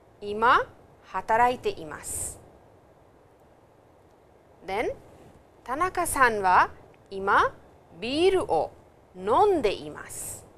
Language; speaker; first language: Japanese; non-native, fluent; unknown